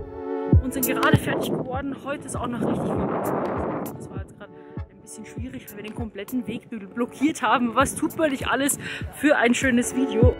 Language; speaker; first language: German; native; German